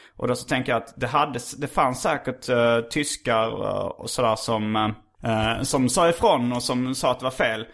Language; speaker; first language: Swedish; native; Swedish